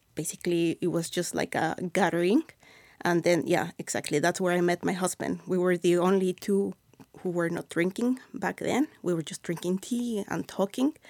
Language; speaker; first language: English; non-native, fluent; Spanish